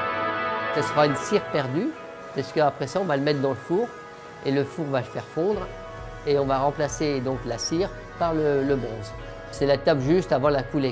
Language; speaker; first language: French; native; French